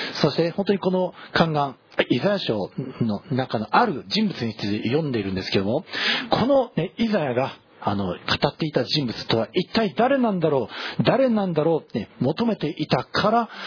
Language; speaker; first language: Japanese; native; Japanese